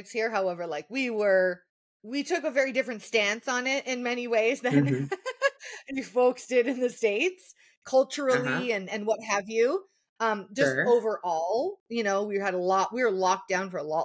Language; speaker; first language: English; native; English